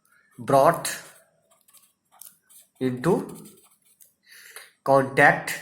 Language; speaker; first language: English; non-native, local second language; Hindi